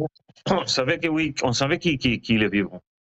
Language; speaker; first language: French; non-native, learner; Hebrew